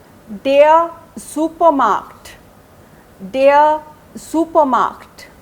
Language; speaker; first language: German; non-native, fluent; Hindi